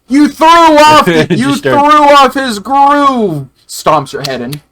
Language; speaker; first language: English; native; English